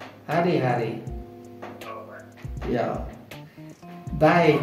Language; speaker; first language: Indonesian; non-native, fluent; German